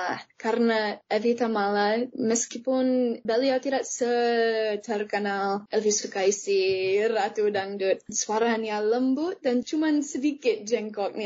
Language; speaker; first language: Indonesian; non-native, fluent; English